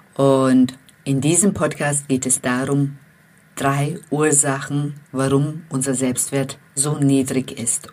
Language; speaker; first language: German; non-native, fluent; Turkish